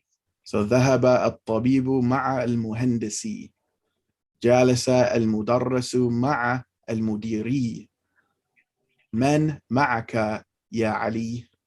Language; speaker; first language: Arabic; non-native, fluent; English